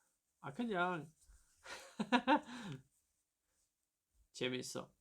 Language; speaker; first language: Korean; non-native, learner; German